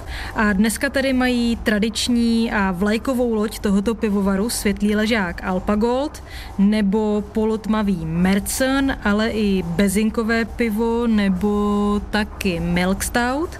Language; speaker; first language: Czech; native; Czech